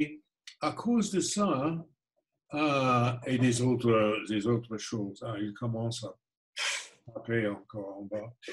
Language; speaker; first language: French; non-native, fluent; English